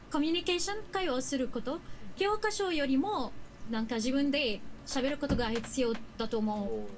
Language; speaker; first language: Japanese; non-native, learner; Arabic